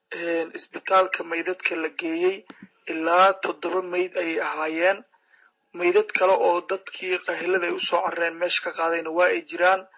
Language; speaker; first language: Somali; native; Somali